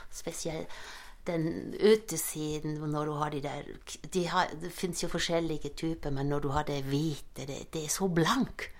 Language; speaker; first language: Norwegian; non-native, fluent; German